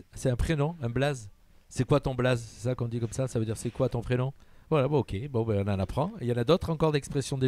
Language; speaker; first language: French; native; French